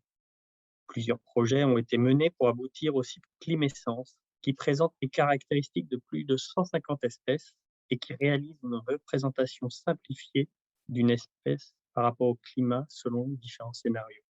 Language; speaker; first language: French; native; French